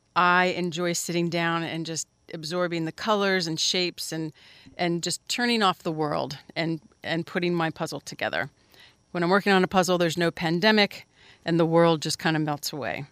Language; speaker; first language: English; native; English